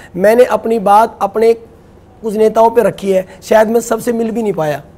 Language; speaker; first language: Hindi; native; Hindi